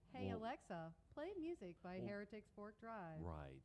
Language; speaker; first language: English; native; English